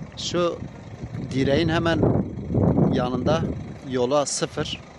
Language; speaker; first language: Turkish; native; Turkish